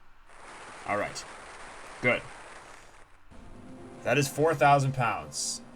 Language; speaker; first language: English; native; English